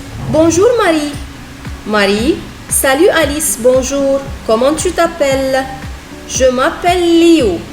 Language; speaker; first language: French; non-native, fluent; Arabic